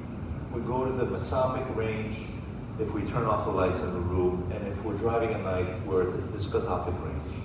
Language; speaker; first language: English; non-native, fluent; Greek